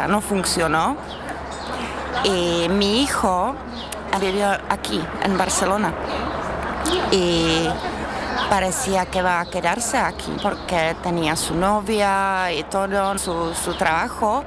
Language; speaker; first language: Spanish; non-native, learner; Czech